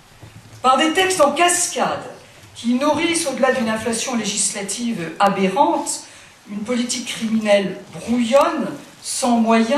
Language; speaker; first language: French; native; French